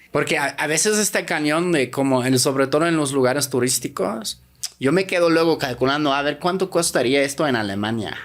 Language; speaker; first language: Spanish; native; Spanish